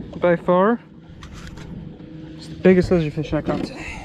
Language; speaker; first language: English; native; English